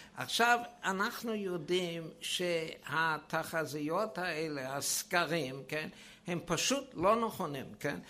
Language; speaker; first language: Hebrew; non-native, fluent; German